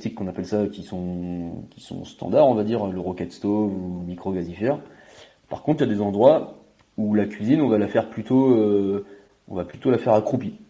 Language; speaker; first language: French; native; French